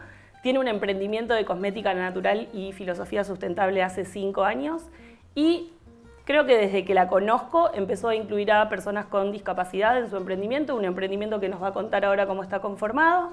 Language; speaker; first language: Spanish; native; Spanish